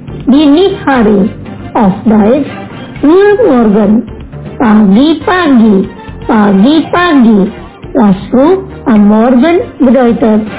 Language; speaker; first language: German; non-native, fluent; Indonesian